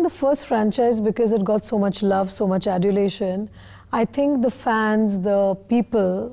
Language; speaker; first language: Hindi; non-native, local second language; Bangla